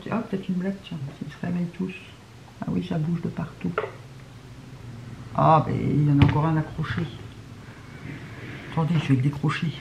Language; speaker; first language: French; native; French